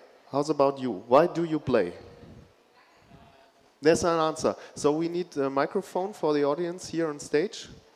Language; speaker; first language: English; non-native, fluent; German